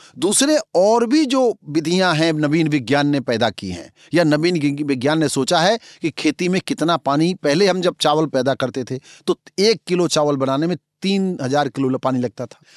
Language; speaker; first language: Hindi; native; Hindi